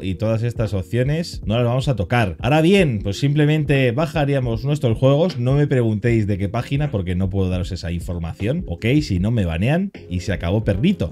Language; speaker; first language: Spanish; native; Spanish